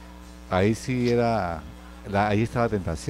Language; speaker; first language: Spanish; native; Spanish